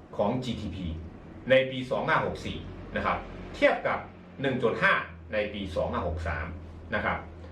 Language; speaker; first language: Thai; non-native, fluent; Chinese